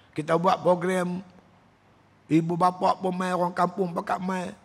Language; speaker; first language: Malay; native; Malay